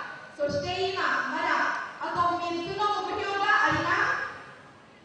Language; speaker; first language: Japanese; non-native, learner; Lao